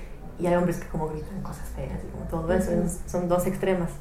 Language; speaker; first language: Spanish; non-native, fluent; English